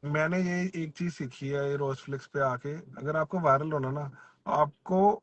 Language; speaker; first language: Hindi; non-native, local second language; Punjabi